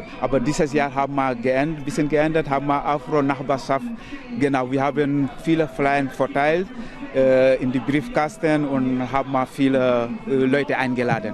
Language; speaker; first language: German; non-native, learner; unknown